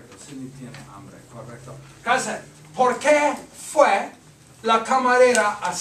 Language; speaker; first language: Spanish; non-native, fluent; English